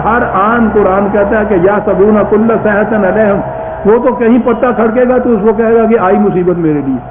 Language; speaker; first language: Urdu; non-native, local second language; Punjabi